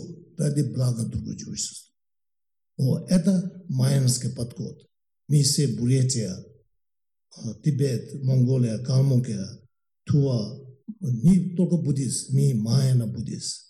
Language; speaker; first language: Russian; non-native, learner; Tibetan